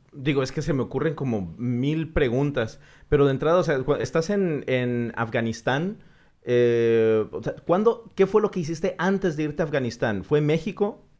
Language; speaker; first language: Spanish; native; Spanish